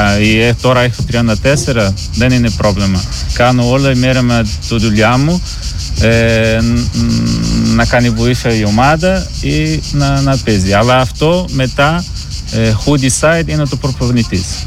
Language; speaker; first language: Greek; non-native, learner; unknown